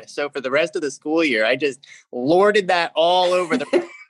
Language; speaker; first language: English; native; English